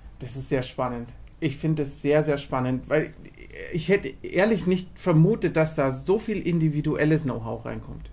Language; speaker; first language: German; native; German